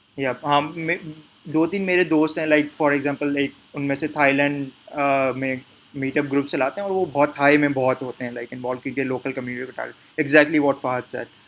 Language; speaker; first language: Urdu; native; Urdu